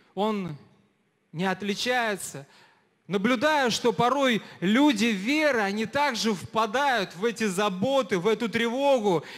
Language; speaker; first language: Russian; native; Russian